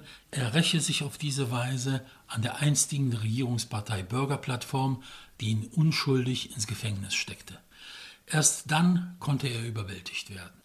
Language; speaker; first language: German; non-native, fluent; Polish